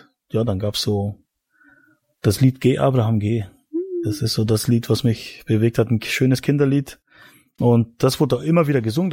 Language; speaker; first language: German; native; German